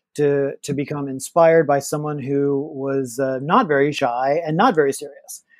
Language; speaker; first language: English; native; English